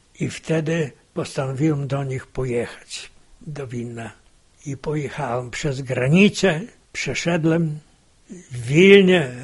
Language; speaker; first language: Polish; native; Polish